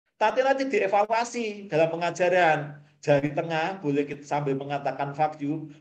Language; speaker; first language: Indonesian; native; Indonesian